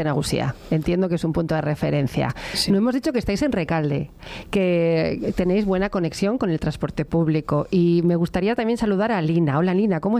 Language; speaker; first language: Spanish; native; Spanish